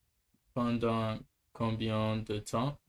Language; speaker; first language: French; non-native, learner; English